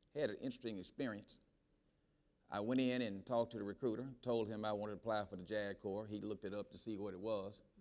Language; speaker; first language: English; native; English